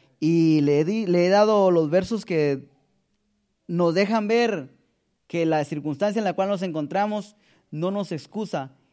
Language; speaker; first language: Spanish; native; Spanish